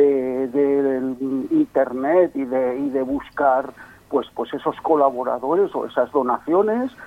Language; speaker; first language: Spanish; native; Spanish